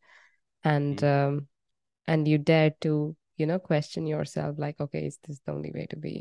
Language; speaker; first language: English; non-native, local second language; Bangla